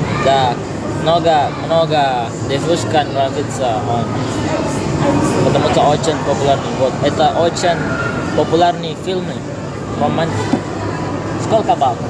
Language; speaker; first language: Russian; non-native, learner; Indonesian